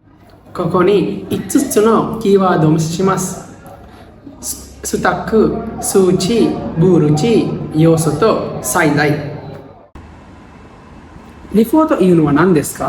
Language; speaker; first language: Japanese; non-native, learner; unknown